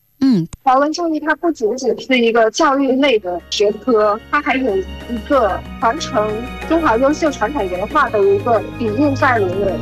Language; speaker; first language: Chinese; early bilingual, heritage; Chinese